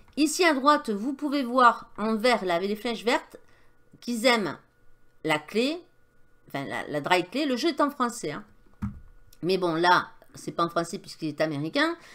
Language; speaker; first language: French; native; French